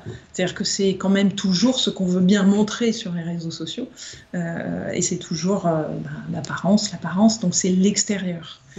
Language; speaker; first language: French; native; French